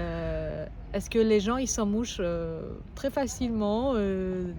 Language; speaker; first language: French; non-native, fluent; Persian